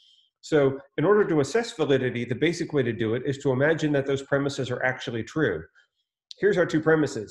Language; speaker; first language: English; native; English